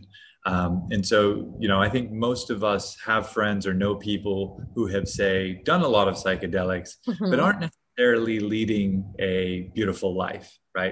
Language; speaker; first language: English; native; English